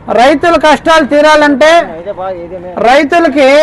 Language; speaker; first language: Telugu; native; Telugu